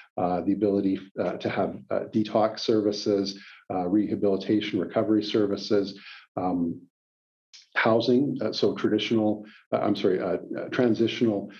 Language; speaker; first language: English; native; English